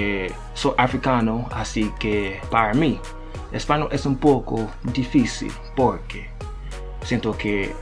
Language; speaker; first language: Spanish; non-native, learner; Haitian Creole